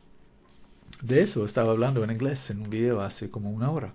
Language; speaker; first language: Spanish; non-native, learner; English